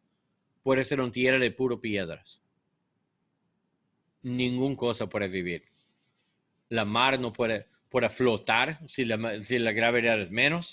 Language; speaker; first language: Spanish; non-native, learner; English